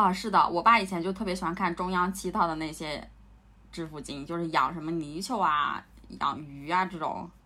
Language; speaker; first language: Chinese; native; Chinese